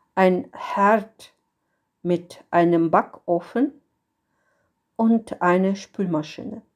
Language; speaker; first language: German; non-native, fluent; Russian